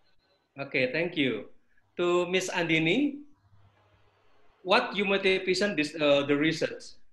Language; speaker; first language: English; non-native, learner; Indonesian